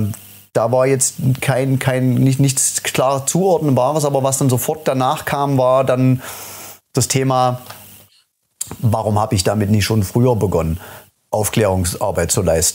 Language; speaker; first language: German; native; German